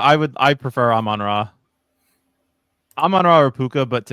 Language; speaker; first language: English; native; English